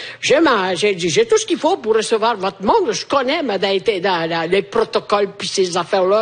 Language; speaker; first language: French; non-native, fluent; Italian